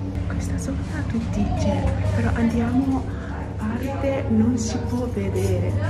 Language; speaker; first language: Italian; non-native, learner; Japanese